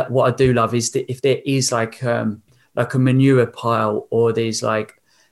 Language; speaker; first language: English; native; English